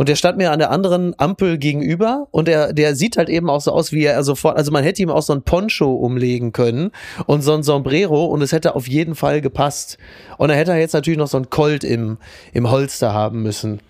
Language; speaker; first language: German; native; German